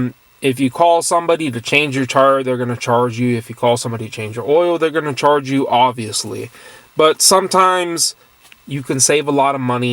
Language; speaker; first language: English; native; English